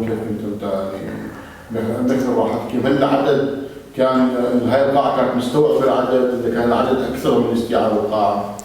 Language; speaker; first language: Arabic; native; Arabic